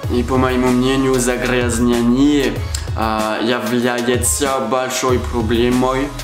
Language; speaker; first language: Russian; non-native, fluent; French